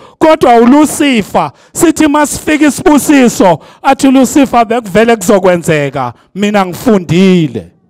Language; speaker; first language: Zulu; non-native, local second language; Xhosa